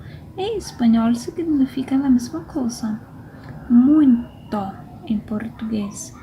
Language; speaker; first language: Spanish; non-native, fluent; Portuguese